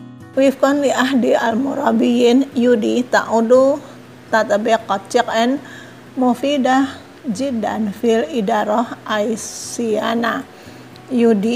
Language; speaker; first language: Arabic; non-native, learner; Indonesian